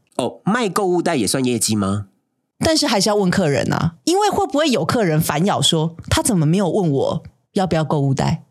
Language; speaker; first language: Chinese; native; Chinese